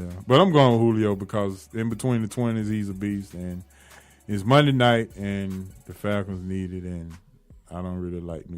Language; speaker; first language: English; native; English